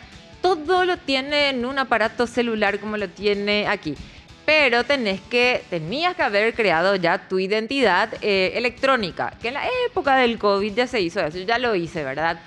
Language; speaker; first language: Spanish; native; Spanish